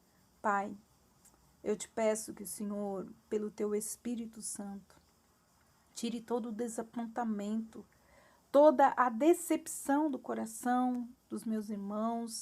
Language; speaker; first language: Portuguese; native; Portuguese